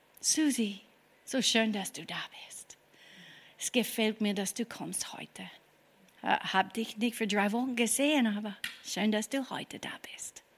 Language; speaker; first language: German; non-native, fluent; English